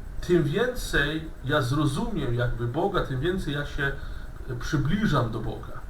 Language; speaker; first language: Polish; non-native, fluent; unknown